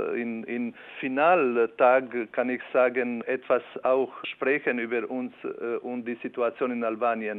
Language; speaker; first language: German; non-native, learner; Albanian